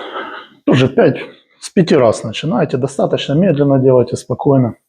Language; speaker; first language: Russian; native; Russian